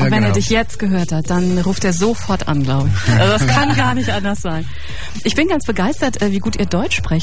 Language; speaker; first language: German; native; German